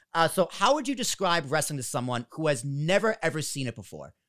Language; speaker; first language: English; native; English